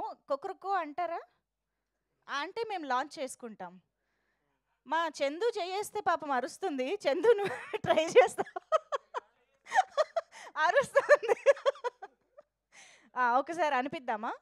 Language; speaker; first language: Telugu; native; Telugu